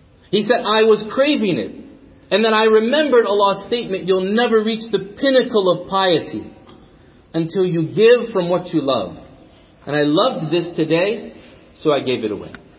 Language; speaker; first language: English; native; English